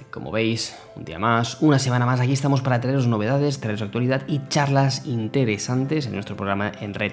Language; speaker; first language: Spanish; native; Spanish